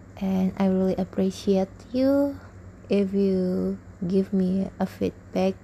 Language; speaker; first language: English; non-native, learner; Indonesian